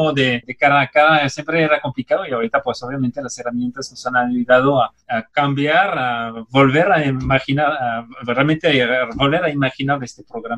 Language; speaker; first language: Spanish; native; Spanish